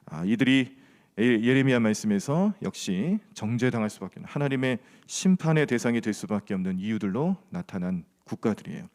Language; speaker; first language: Korean; native; Korean